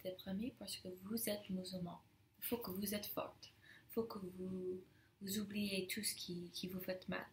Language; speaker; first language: French; non-native, fluent; English